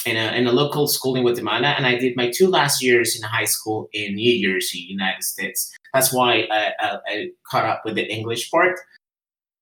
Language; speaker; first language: English; non-native, fluent; Spanish